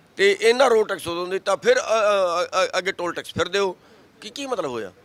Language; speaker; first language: Punjabi; native; Punjabi